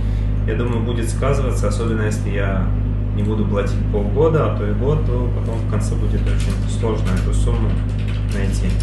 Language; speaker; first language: Russian; native; Russian